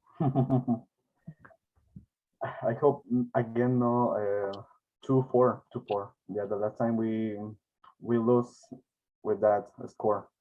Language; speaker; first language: English; non-native, learner; Spanish